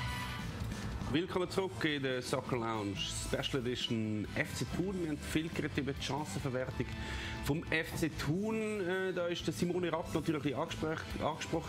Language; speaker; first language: German; native; German